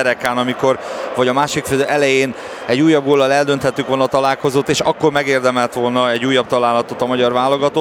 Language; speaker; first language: Hungarian; native; Hungarian